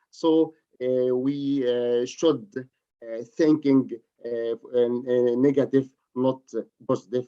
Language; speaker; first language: English; non-native, learner; Arabic